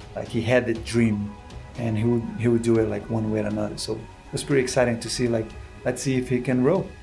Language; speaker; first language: English; non-native, fluent; Portuguese